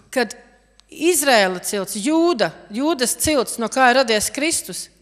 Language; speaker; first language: Latvian; native; Latvian